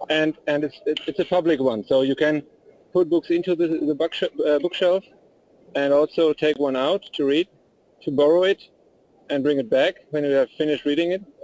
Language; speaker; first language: English; non-native, fluent; German